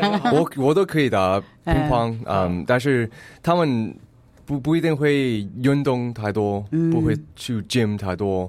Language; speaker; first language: Chinese; early bilingual, heritage; English